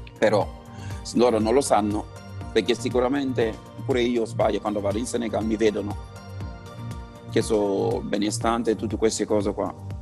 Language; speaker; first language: Italian; non-native, fluent; Wolof